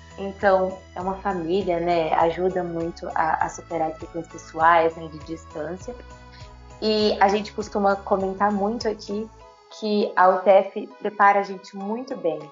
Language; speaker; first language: Portuguese; native; Portuguese